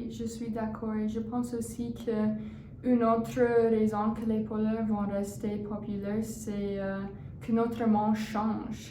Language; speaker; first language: French; non-native, learner; English